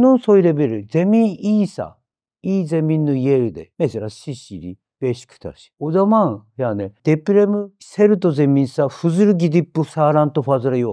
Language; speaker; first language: Turkish; non-native, fluent; Japanese